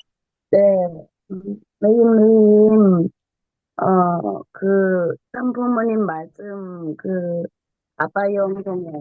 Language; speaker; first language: Korean; non-native, learner; Thai